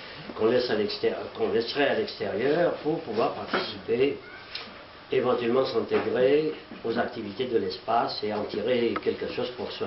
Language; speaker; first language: French; native; French